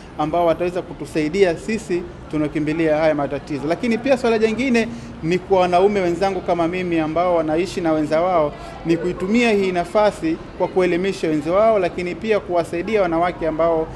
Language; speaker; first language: Swahili; native; Swahili